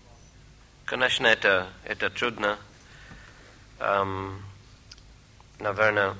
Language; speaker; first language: Russian; non-native, fluent; English